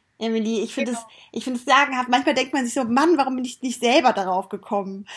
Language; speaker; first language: German; native; German